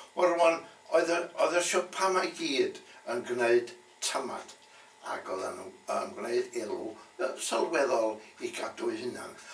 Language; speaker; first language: Welsh; native; Welsh